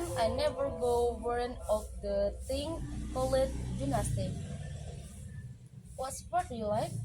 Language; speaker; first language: English; non-native, learner; Indonesian